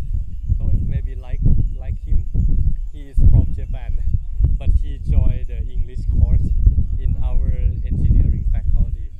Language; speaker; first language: English; non-native, learner; Thai